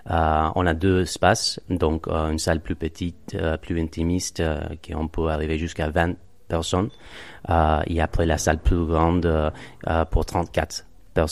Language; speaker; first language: French; non-native, fluent; Spanish